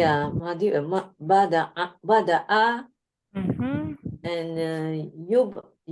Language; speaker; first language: Arabic; non-native, learner; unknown